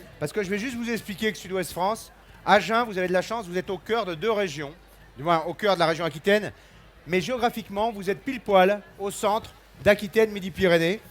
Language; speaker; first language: French; native; French